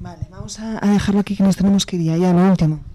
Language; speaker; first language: Spanish; native; Spanish